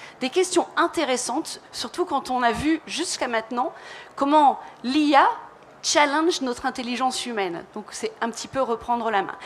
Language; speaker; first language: French; native; French